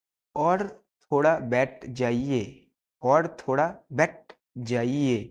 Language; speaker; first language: Hindi; non-native, local second language; Bangla